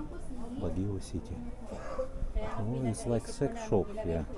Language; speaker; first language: English; non-native, learner; Russian